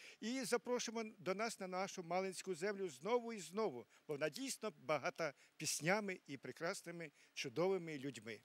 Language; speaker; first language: Ukrainian; native; Ukrainian